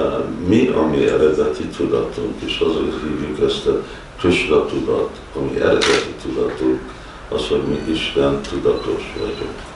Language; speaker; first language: Hungarian; early bilingual, heritage; Hungarian